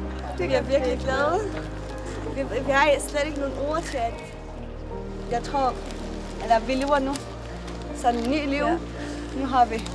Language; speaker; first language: Danish; non-native, learner; Arabic